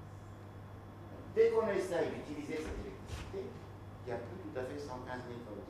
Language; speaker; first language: French; native; French